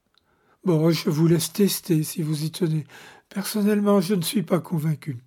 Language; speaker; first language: French; native; French